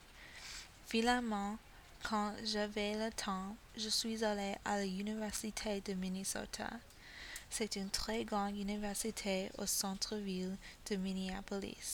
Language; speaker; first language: French; non-native, learner; English